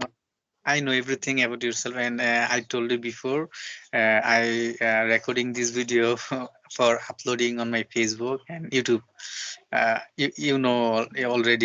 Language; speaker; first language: English; non-native, learner; Bangla